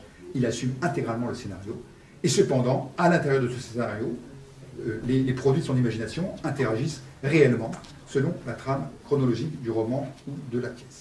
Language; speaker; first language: French; native; French